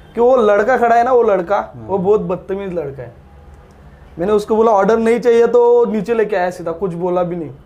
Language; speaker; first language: Hindi; non-native, local second language; Marathi